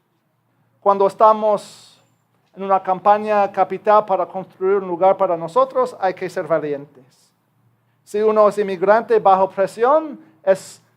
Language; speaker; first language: Spanish; non-native, fluent; English